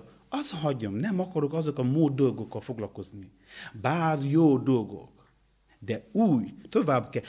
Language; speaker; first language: Hungarian; non-native, learner; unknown